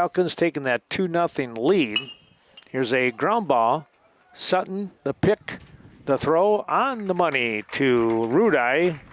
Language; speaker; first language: English; native; English